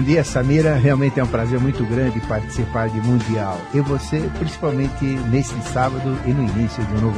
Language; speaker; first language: Portuguese; native; Portuguese